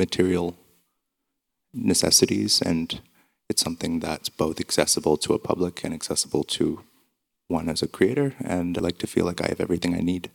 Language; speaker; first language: English; native; English